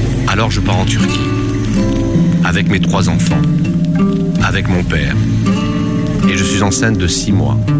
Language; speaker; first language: French; non-native, learner; Arabic